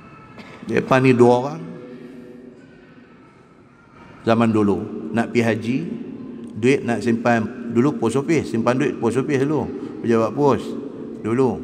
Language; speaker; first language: Malay; native; Malay